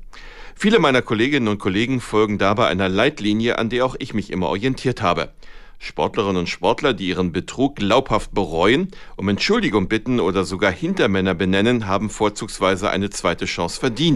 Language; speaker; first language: German; native; German